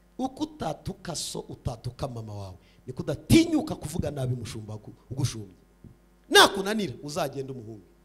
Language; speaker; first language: Kinyarwanda; early bilingual, heritage; Kinyarwanda